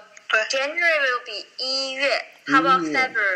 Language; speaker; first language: English; non-native, fluent; Chinese